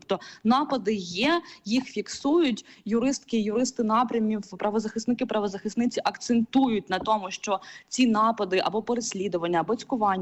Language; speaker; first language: Ukrainian; native; Ukrainian